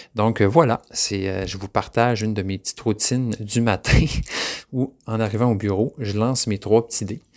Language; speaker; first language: French; native; French